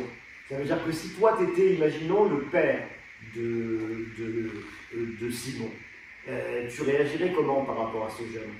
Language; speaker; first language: French; native; French